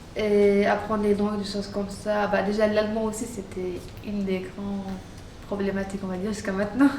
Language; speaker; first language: French; non-native, fluent; Arabic